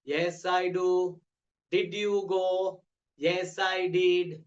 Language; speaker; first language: English; non-native, local second language; Sinhala